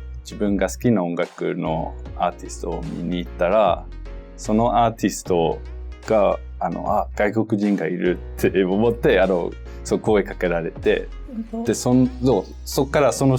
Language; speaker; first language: Japanese; non-native, fluent; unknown